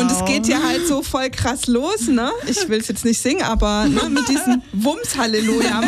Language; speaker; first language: German; native; German